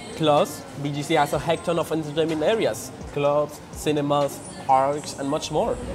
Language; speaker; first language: English; non-native, fluent; Spanish